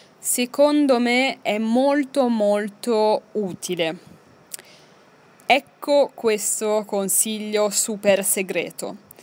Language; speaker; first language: Italian; native; Italian